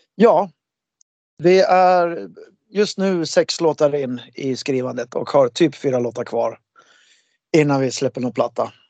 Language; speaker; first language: Swedish; native; Swedish